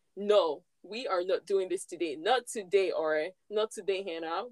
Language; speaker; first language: English; non-native, local second language; Yoruba